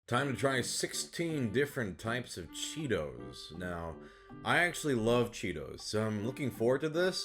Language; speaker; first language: English; native; English